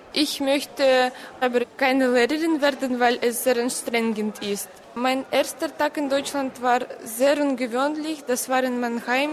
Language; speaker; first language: German; non-native, fluent; Russian